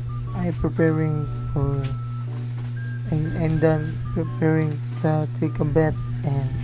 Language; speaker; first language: English; non-native, learner; Cebuano